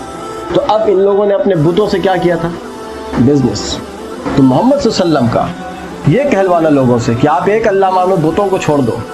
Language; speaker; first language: Urdu; native; Urdu